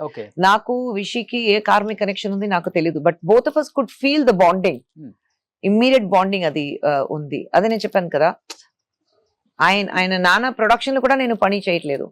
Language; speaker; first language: Telugu; non-native, local second language; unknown